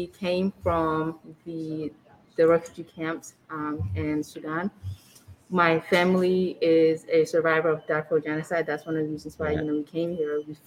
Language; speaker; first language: English; early bilingual, other home language; Arabic